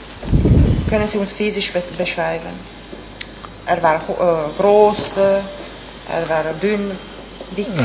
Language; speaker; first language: German; non-native, fluent; Italian